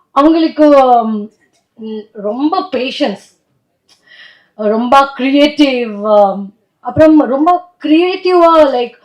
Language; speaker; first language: Tamil; non-native, learner; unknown